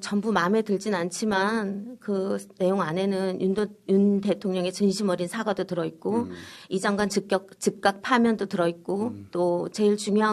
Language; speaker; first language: Korean; native; Korean